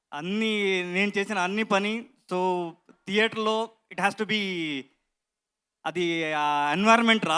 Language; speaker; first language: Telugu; non-native, learner; Kannada